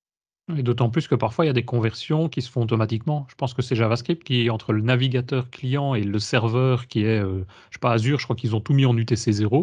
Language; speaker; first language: French; native; French